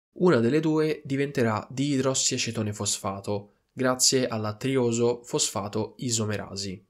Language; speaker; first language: Italian; native; Italian